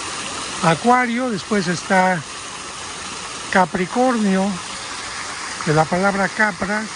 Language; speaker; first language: Spanish; native; Spanish